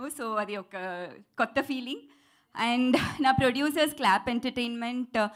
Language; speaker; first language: Telugu; non-native, learner; Tamil